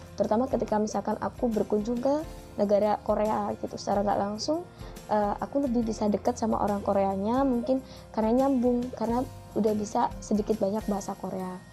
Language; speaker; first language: Indonesian; native; Indonesian